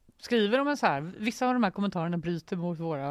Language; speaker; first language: Swedish; native; Swedish